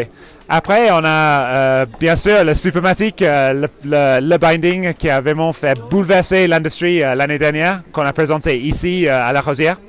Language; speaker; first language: French; non-native, fluent; English